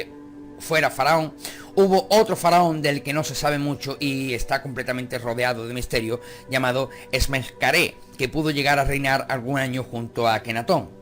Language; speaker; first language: Spanish; native; Spanish